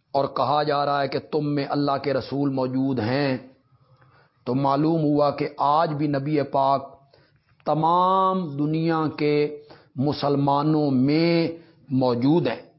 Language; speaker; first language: Urdu; non-native, local second language; Punjabi